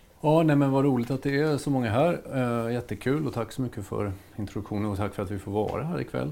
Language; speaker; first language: Swedish; native; Swedish